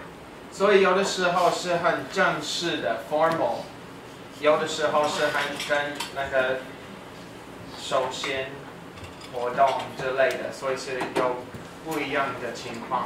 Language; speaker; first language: Chinese; non-native, fluent; English